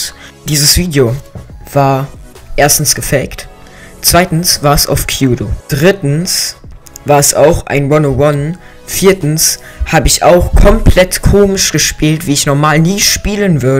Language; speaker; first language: German; native; German